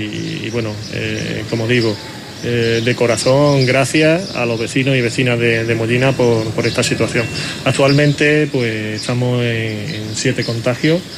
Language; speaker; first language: Spanish; native; Spanish